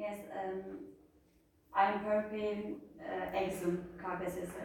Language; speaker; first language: English; non-native, learner; Turkish